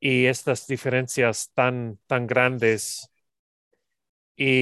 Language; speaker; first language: Spanish; non-native, learner; English